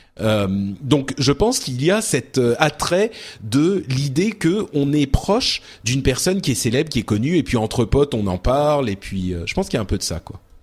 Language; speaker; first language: French; early bilingual, other home language; Arabic